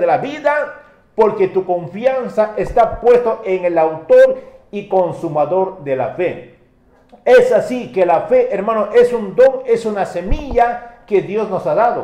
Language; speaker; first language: Spanish; native; Spanish